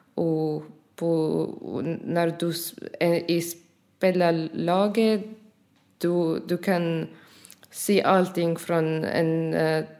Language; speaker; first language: Swedish; non-native, learner; Arabic